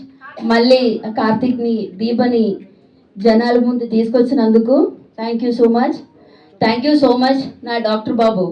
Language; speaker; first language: Telugu; non-native, fluent; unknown